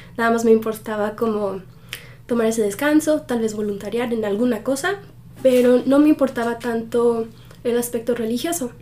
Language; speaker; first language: Spanish; early bilingual, heritage; Spanish